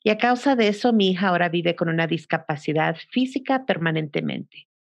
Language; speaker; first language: Spanish; early bilingual, heritage; Spanish